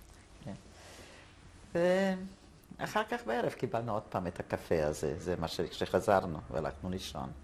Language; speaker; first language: Hebrew; non-native, fluent; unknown